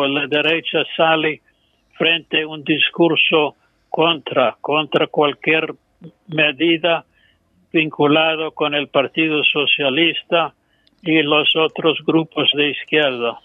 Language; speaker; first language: Spanish; non-native, fluent; English